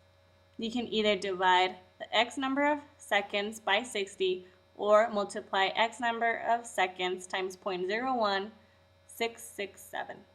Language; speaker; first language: English; native; English